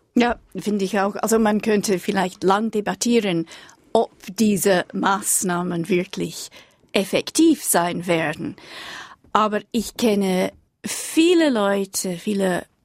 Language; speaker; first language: German; non-native, fluent; English